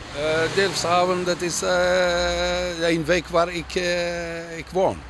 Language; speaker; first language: Dutch; non-native, fluent; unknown